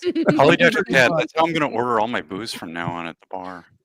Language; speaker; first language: English; native; English